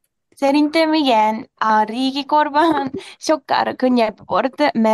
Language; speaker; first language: Hungarian; non-native, learner; Japanese